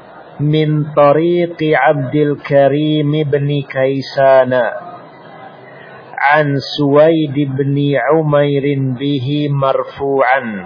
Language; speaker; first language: Arabic; non-native, fluent; Indonesian